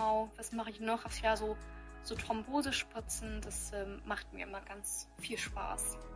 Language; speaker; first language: German; early bilingual, other home language; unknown